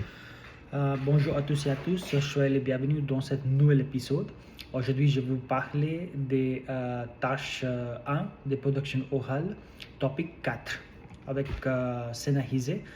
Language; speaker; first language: French; non-native, learner; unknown